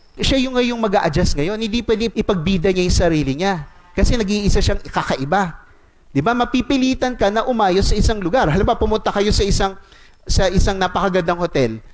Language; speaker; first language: Filipino; non-native, local second language; Cebuano